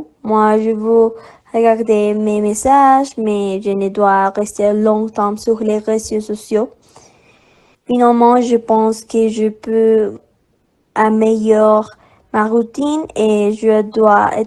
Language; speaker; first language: French; non-native, learner; Spanish